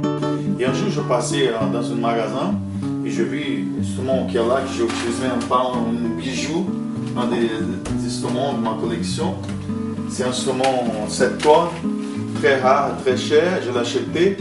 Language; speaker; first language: French; non-native, fluent; Portuguese